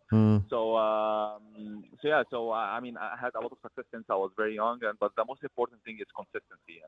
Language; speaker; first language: English; early bilingual, other home language; Arabic